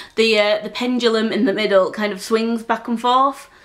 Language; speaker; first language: English; native; English